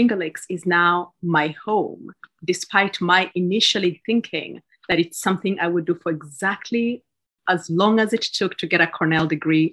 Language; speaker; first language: English; non-native, local second language; Gusii